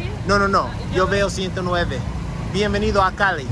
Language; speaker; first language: Spanish; non-native, learner; English